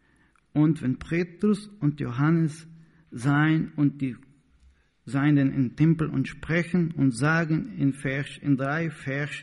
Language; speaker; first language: German; non-native, learner; Portuguese